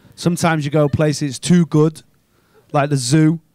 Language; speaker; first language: English; native; English